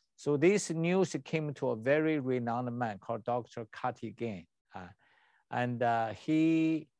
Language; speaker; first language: English; non-native, learner; Chinese